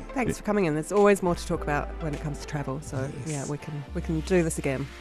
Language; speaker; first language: English; native; English